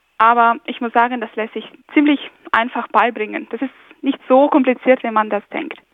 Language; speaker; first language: German; non-native, fluent; Ukrainian